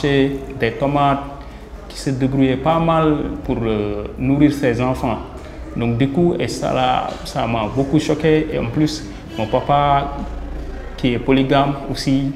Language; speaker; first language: French; non-native, local second language; Wolof